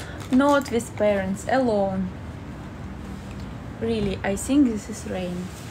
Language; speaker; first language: English; non-native, learner; Russian